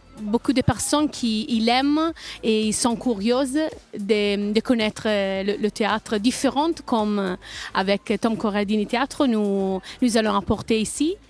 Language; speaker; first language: French; non-native, learner; Italian